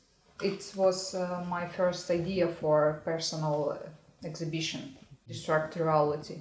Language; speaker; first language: English; non-native, learner; Ukrainian